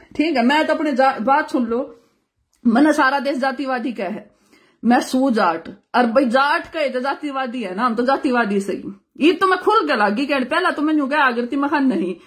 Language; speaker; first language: Hindi; native; Hindi